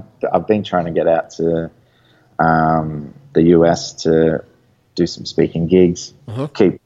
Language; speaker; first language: English; native; English